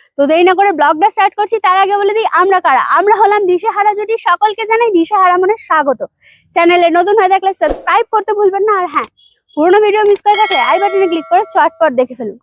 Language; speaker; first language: Bangla; native; Bangla